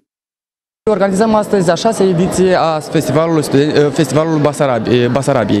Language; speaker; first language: Romanian; native; Romanian